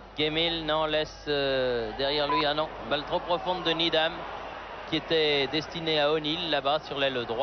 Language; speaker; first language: French; native; French